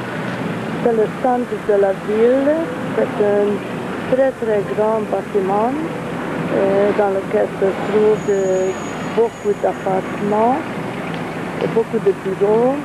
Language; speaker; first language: French; non-native, fluent; Hungarian